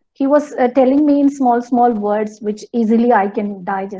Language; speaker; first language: English; non-native, local second language; Malayalam